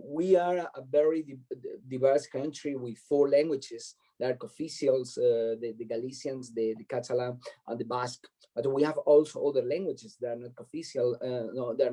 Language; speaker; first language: English; non-native, fluent; Spanish